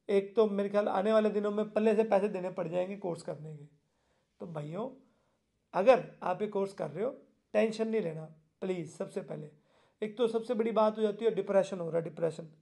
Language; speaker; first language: Hindi; non-native, local second language; Punjabi